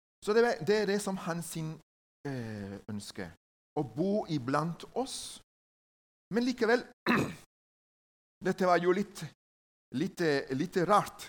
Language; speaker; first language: Norwegian; non-native, learner; Spanish